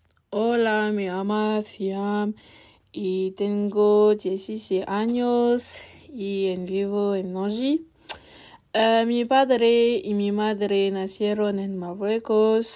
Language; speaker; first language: Spanish; non-native, learner; French